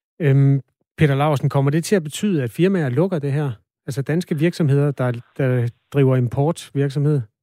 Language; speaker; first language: Danish; native; Danish